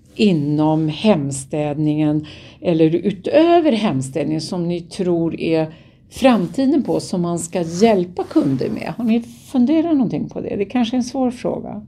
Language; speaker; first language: Swedish; native; Swedish